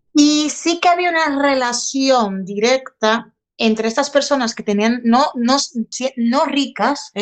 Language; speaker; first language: Spanish; native; Spanish